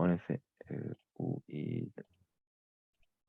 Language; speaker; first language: French; native; French